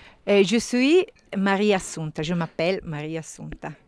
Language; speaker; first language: French; non-native, learner; Italian